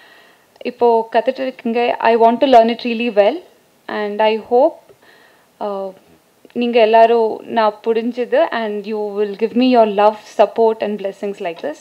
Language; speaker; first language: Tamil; non-native, learner; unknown